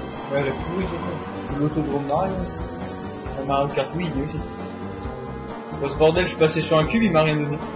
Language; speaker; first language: French; native; French